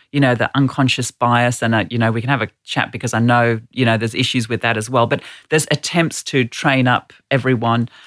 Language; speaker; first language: English; native; English